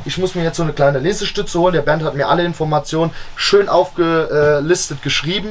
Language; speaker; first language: German; native; German